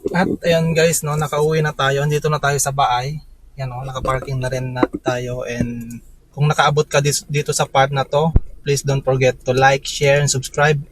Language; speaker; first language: Filipino; non-native, local second language; Iloko